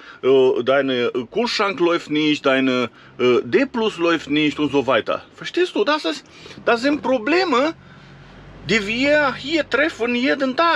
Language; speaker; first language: German; non-native, fluent; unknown